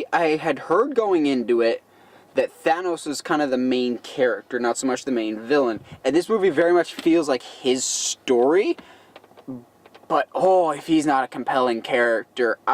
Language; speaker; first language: English; native; English